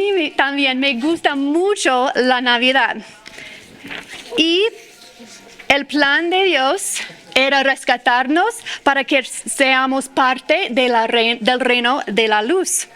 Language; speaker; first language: Spanish; non-native, fluent; English